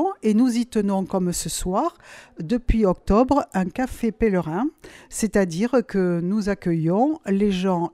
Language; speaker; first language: French; native; French